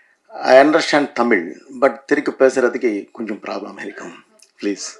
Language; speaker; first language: Tamil; non-native, learner; Telugu